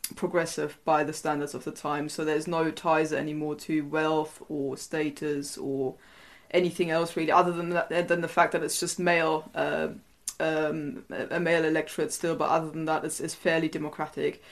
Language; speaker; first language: English; non-native, fluent; German